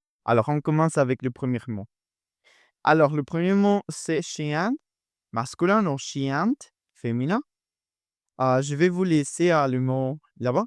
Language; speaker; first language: French; non-native, fluent; Spanish